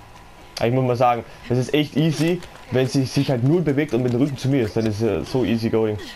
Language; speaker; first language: German; native; German